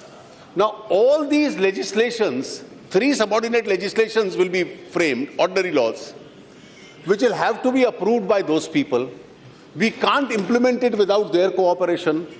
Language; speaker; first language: English; non-native, local second language; Hindi